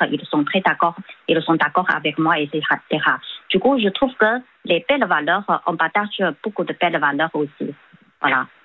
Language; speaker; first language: French; non-native, fluent; Chinese